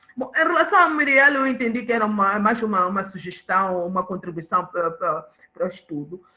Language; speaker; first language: Portuguese; non-native, local second language; Tsonga